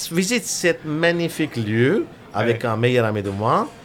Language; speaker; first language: French; non-native, fluent; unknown